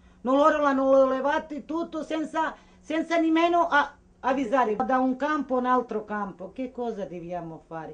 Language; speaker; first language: Italian; non-native, fluent; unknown